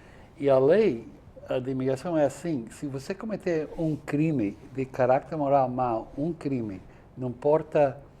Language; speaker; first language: Portuguese; non-native, fluent; English